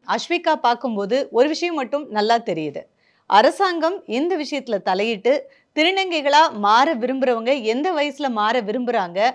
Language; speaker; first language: Tamil; native; Tamil